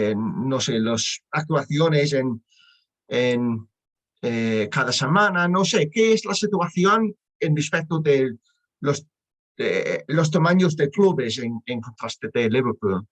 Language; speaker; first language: Spanish; non-native, learner; English